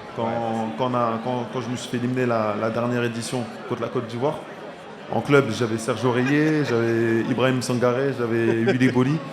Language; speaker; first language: French; early bilingual, other home language; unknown